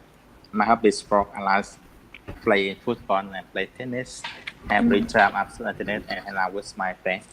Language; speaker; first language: English; non-native, learner; Vietnamese